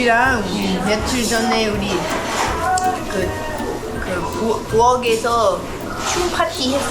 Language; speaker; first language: Korean; non-native, learner; English